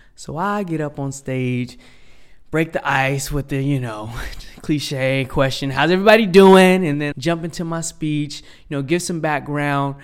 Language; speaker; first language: English; native; English